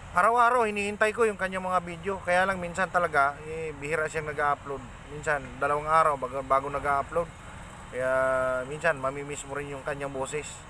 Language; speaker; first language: Filipino; non-native, local second language; Cebuano